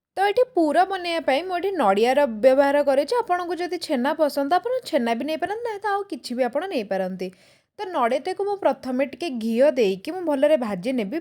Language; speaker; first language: Odia; native; Odia